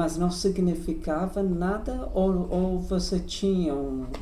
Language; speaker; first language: Portuguese; non-native, fluent; English